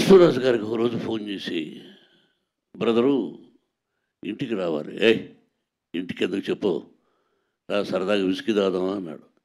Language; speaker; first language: Telugu; native; Telugu